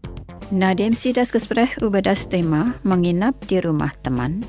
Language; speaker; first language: German; non-native, fluent; Indonesian